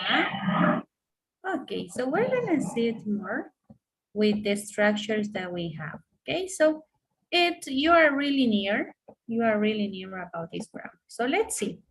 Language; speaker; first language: English; non-native, fluent; Spanish